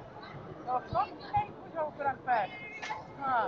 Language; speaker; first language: Icelandic; early bilingual, other home language; Polish